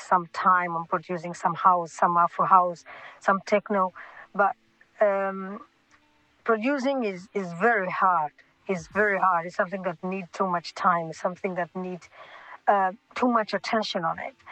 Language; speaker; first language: English; non-native, local second language; Swahili